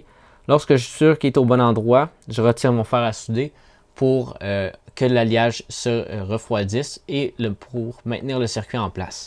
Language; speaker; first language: French; native; French